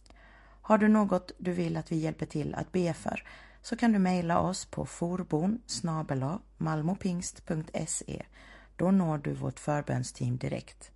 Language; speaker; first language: Swedish; native; Swedish